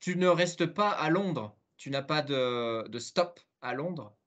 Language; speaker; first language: French; non-native, fluent; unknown